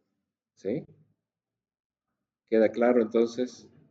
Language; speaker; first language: Spanish; native; Spanish